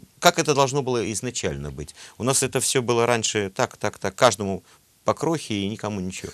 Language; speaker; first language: Russian; native; Russian